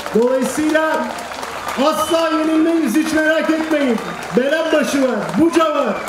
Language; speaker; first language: Turkish; native; Turkish